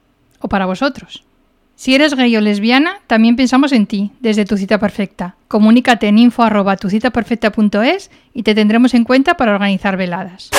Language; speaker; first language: Spanish; native; Spanish